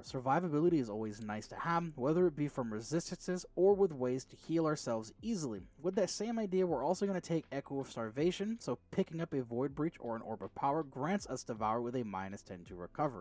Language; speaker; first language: English; native; English